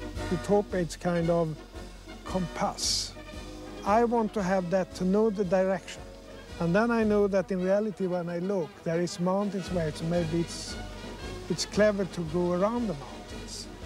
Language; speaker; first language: English; non-native, fluent; Swedish